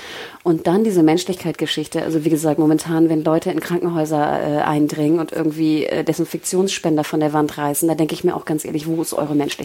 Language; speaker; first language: German; native; German